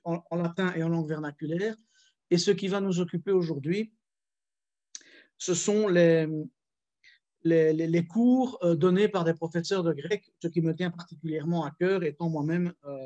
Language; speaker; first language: French; native; French